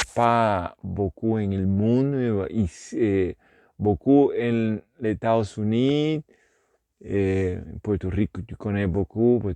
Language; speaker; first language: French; non-native, learner; Spanish